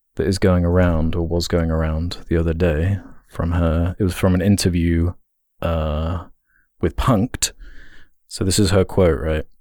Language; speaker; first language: English; native; English